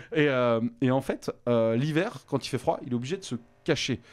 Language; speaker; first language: French; native; French